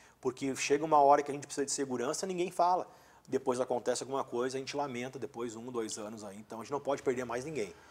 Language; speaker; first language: Portuguese; native; Portuguese